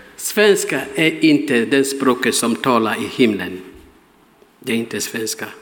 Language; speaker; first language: Swedish; non-native, learner; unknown